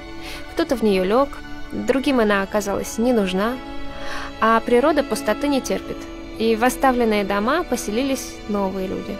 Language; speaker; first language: Russian; native; Russian